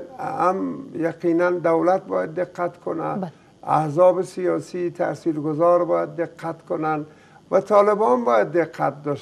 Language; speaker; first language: Persian; native; Persian